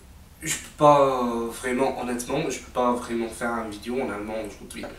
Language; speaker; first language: French; non-native, fluent; English